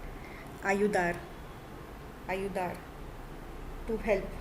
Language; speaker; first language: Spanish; non-native, fluent; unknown